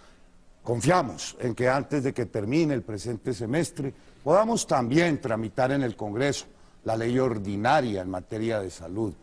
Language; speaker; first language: Spanish; native; Spanish